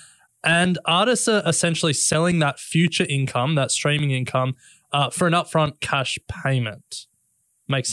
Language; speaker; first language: English; native; English